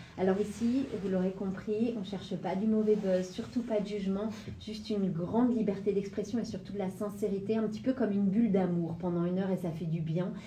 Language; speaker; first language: French; native; French